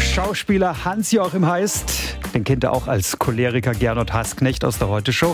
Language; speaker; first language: German; native; German